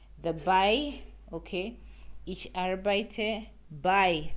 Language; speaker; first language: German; non-native, learner; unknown